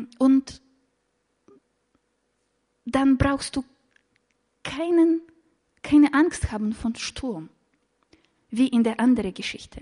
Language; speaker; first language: German; non-native, fluent; Russian